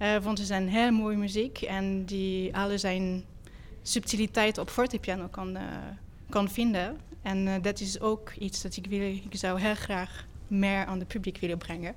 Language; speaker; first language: Dutch; non-native, fluent; French